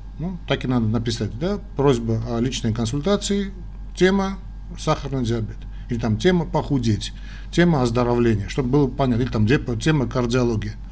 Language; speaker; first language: Russian; non-native, local second language; Armenian